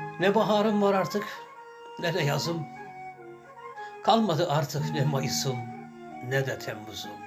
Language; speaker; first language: Turkish; native; Turkish